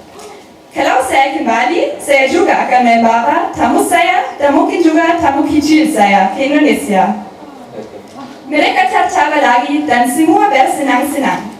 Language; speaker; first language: Indonesian; non-native, learner; German